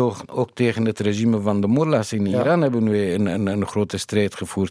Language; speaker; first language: Dutch; non-native, fluent; Kurdish